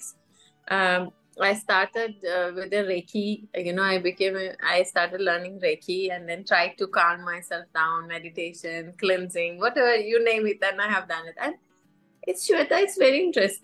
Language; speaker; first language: English; non-native, fluent; Persian